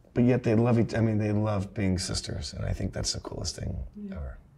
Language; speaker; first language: English; native; English